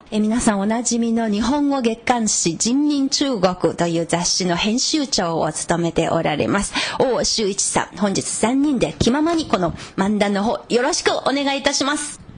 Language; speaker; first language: Japanese; non-native, fluent; Chinese